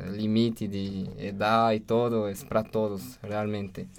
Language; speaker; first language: Spanish; non-native, fluent; French